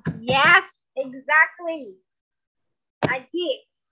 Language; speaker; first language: English; non-native, fluent; Indonesian